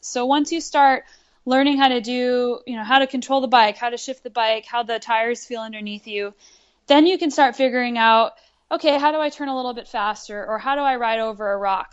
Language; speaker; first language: English; native; English